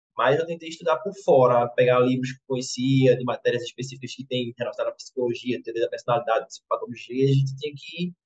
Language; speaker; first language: Portuguese; native; Portuguese